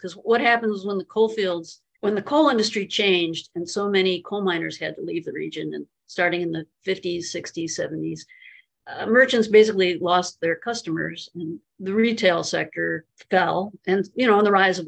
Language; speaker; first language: English; native; English